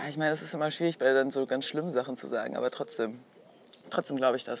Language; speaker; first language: German; native; German